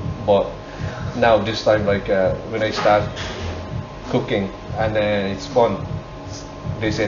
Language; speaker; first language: English; non-native, learner; Japanese